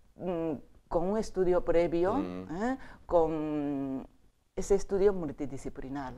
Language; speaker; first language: Spanish; non-native, fluent; Japanese